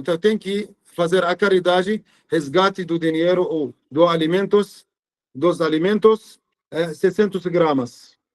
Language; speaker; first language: Portuguese; non-native, fluent; Arabic